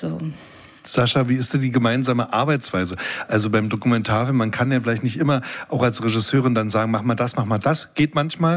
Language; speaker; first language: German; native; German